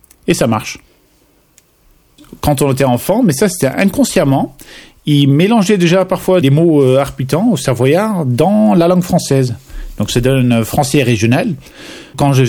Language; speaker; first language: French; non-native, fluent; Dutch